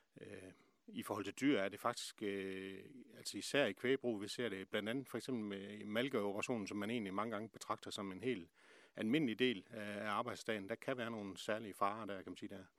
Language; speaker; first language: Danish; native; Danish